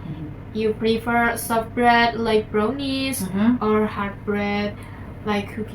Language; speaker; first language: English; non-native, learner; Indonesian